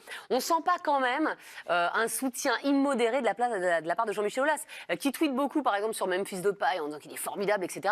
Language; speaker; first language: French; native; French